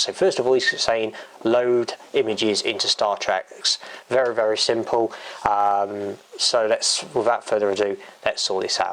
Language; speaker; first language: English; native; English